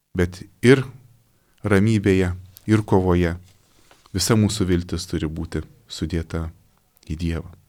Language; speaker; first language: Lithuanian; native; Lithuanian